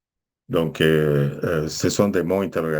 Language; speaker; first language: French; non-native, fluent; Spanish